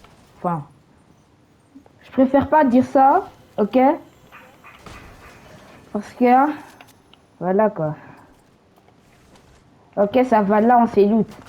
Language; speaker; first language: French; native; French